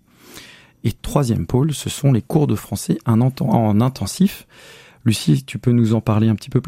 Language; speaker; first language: French; native; French